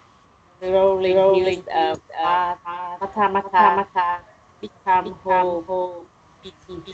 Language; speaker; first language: English; non-native, learner; Vietnamese